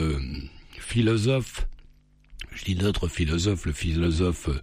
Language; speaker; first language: French; native; French